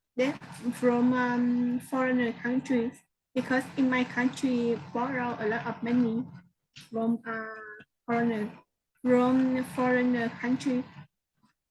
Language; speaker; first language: English; non-native, learner; Vietnamese